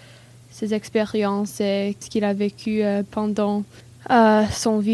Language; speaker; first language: French; non-native, learner; English